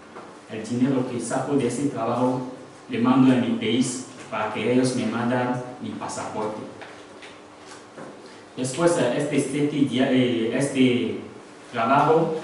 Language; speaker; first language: Spanish; non-native, learner; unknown